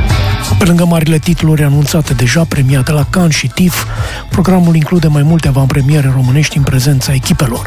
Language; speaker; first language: Romanian; native; Romanian